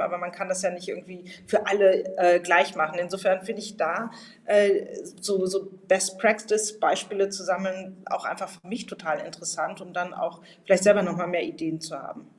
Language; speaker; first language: German; native; German